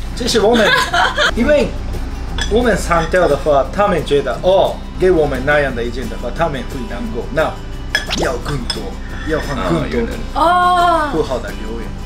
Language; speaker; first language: Chinese; non-native, learner; Japanese